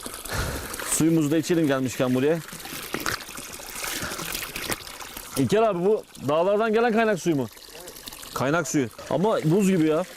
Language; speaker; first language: Turkish; native; Turkish